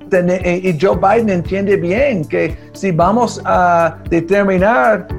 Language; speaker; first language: Spanish; early bilingual, heritage; Spanish